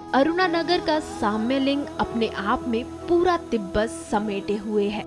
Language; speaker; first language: Hindi; native; Hindi